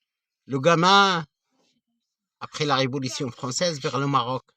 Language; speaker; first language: French; non-native, fluent; Arabic